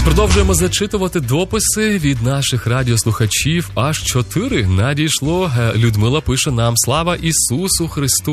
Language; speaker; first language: Ukrainian; native; Ukrainian